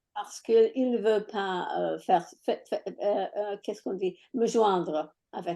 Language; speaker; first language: French; non-native, learner; English